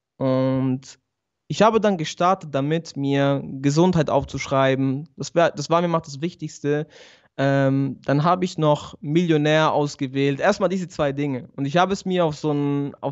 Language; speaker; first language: German; early bilingual, other home language; Italian